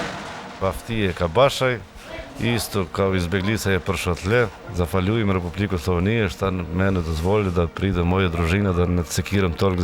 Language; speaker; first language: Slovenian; non-native, learner; Albanian